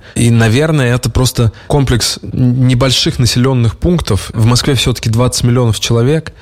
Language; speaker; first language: Russian; native; Russian